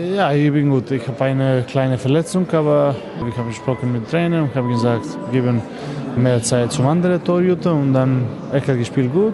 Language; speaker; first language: German; non-native, learner; Macedonian